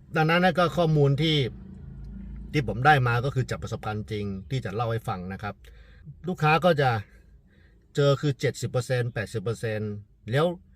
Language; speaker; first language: Thai; non-native, fluent; Chinese